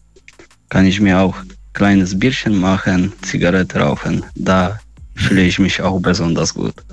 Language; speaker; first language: German; non-native, learner; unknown